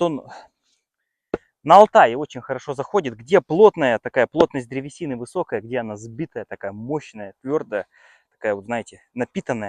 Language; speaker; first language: Russian; native; Russian